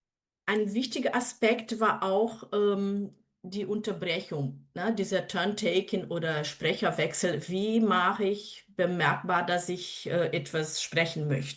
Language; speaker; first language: German; non-native, fluent; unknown